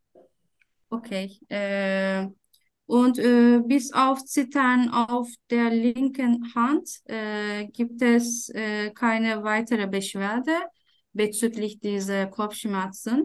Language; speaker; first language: German; non-native, fluent; Turkish